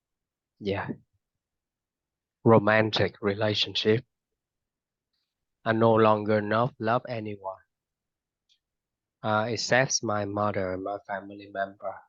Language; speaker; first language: English; non-native, fluent; Vietnamese